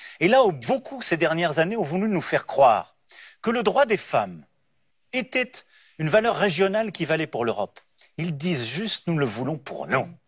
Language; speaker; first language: French; native; French